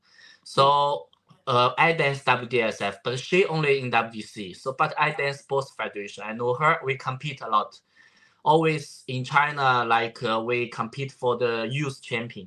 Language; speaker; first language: English; non-native, learner; Chinese